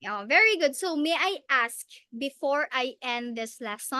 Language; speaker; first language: English; non-native, local second language; Filipino